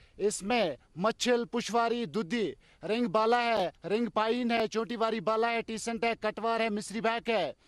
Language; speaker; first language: Hindi; non-native, local second language; Kashmiri